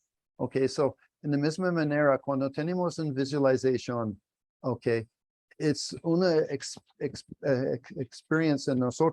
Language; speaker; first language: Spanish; non-native, learner; English